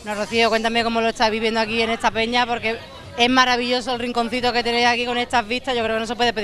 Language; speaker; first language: Spanish; native; Spanish